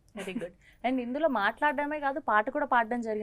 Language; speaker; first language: Telugu; native; Telugu